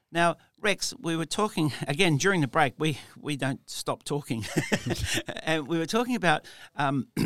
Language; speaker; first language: English; early bilingual, other home language; Italian